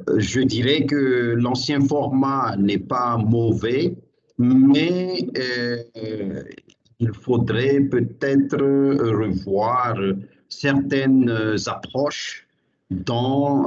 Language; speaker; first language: French; non-native, local second language; Malagasy